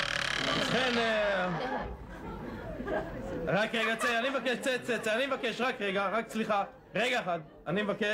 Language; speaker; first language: Hebrew; native; Hebrew